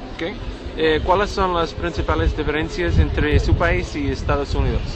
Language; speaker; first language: Spanish; non-native, learner; English